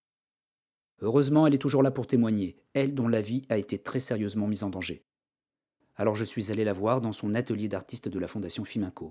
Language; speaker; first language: French; native; French